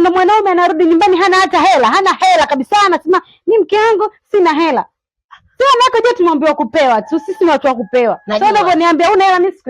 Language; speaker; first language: Swahili; native; Swahili